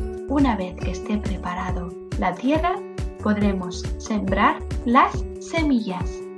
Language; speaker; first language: Spanish; native; Spanish